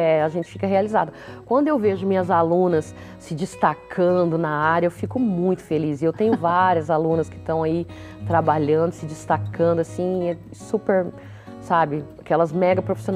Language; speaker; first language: Portuguese; native; Portuguese